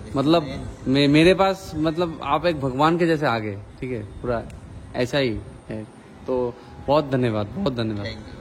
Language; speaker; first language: Hindi; non-native, local second language; Bangla